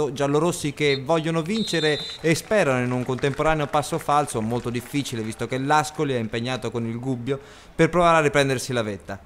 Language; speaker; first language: Italian; native; Italian